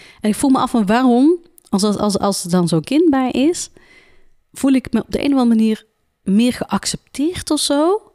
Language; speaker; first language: Dutch; early bilingual, other home language; Central Atlas Tamazight